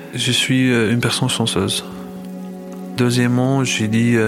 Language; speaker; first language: French; non-native, fluent; Arabic